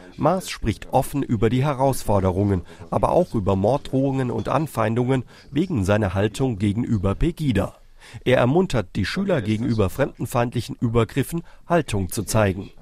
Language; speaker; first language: German; native; German